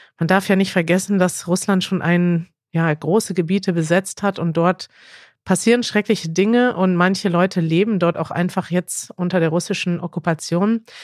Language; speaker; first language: German; native; German